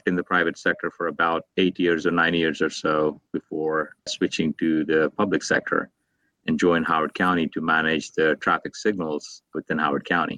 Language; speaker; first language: English; non-native, local second language; Telugu